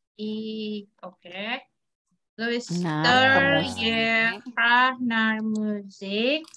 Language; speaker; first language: Dutch; non-native, learner; Indonesian